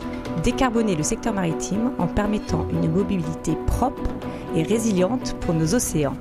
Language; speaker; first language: French; native; French